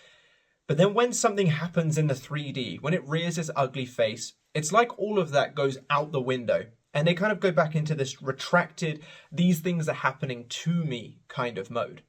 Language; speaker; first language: English; native; English